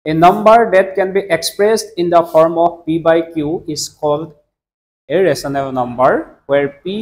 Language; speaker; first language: English; non-native, local second language; Assamese